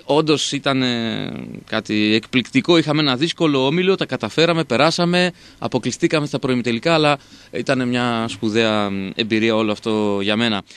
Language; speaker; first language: Greek; native; Greek